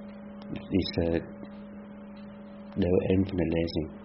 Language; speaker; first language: Dutch; non-native, fluent; Vietnamese